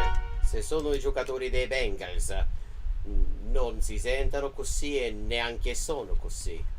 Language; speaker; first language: Italian; non-native, learner; English